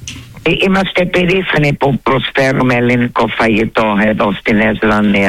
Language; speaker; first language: Greek; early bilingual, heritage; Greek